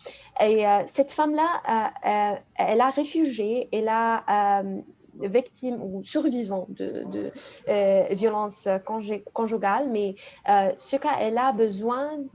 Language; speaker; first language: French; non-native, fluent; Arabic